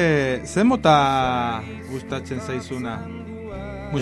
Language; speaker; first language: Basque; non-native, learner; Spanish